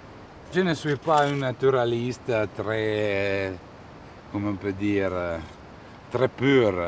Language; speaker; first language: French; non-native, fluent; Italian